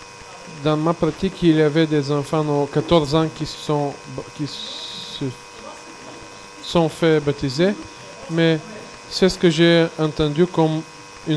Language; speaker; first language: French; non-native, fluent; Bulgarian